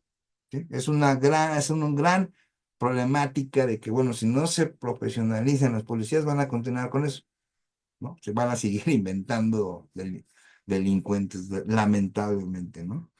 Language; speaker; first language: Spanish; native; Spanish